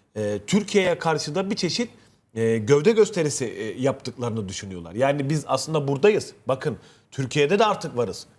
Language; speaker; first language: Turkish; native; Turkish